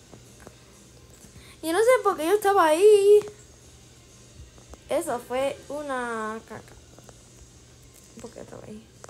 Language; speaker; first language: Spanish; early bilingual, heritage; Spanish